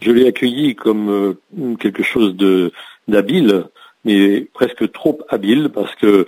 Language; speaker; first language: French; native; French